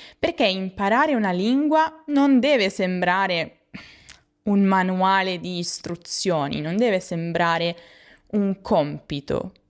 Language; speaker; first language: Italian; native; Italian